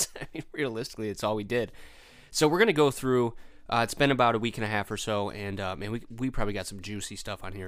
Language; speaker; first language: English; native; English